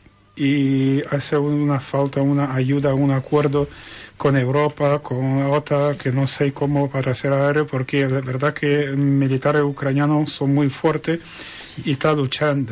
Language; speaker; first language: Spanish; non-native, learner; Ukrainian